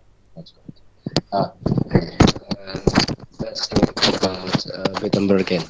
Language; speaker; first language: English; non-native, learner; Indonesian